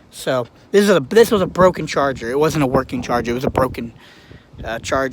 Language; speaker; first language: English; native; English